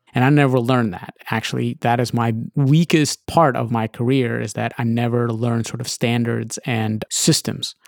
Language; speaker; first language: English; early bilingual, other home language; Russian